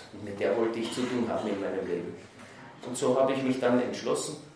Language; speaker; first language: German; native; German